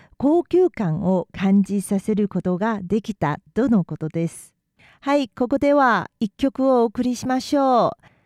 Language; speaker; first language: Japanese; non-native, fluent; Chinese